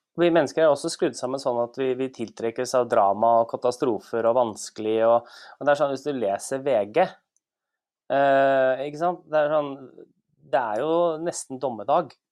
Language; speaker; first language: Norwegian; native; Norwegian